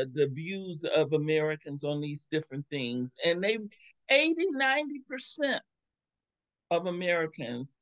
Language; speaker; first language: English; native; English